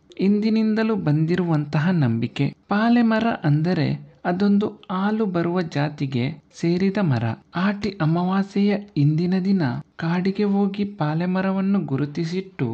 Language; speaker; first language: Kannada; non-native, local second language; Tulu